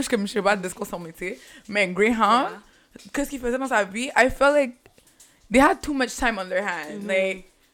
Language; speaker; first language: French; early bilingual, heritage; French